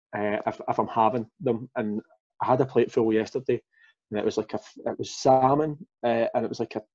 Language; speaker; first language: English; native; English